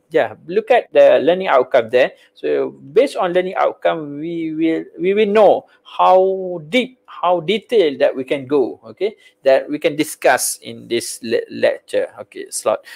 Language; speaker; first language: English; non-native, local second language; Malay